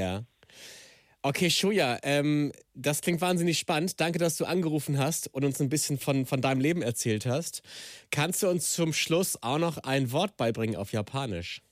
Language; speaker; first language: German; native; German